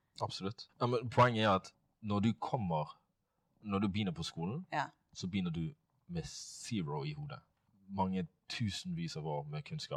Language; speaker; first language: Norwegian; non-native, fluent; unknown